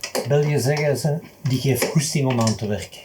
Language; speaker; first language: Dutch; native; Dutch